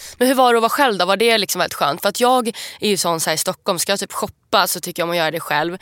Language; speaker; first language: Swedish; native; Swedish